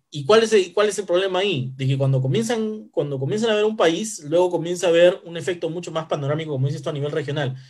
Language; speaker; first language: Spanish; native; Spanish